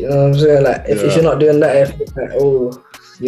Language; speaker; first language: English; native; English